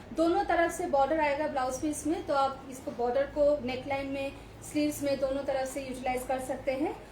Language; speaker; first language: Hindi; non-native, local second language; Bangla